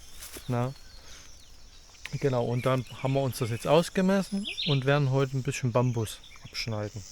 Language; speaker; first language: German; native; German